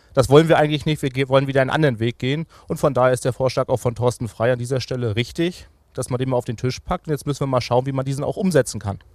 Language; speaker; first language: German; native; German